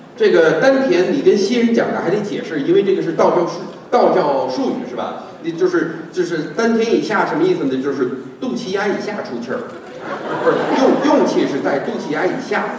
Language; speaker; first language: Chinese; non-native, fluent; English